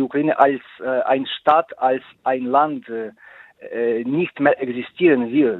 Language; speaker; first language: German; non-native, fluent; Ukrainian